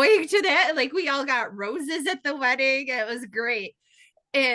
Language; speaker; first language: English; native; English